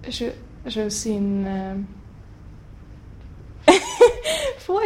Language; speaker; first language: French; non-native, learner; Swedish